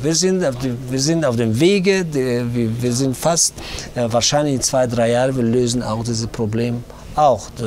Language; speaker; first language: German; non-native, learner; Tajik